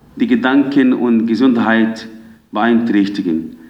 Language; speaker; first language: German; non-native, fluent; Arabic